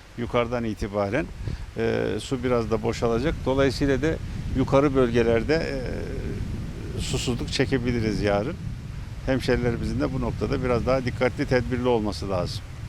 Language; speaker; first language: Turkish; native; Turkish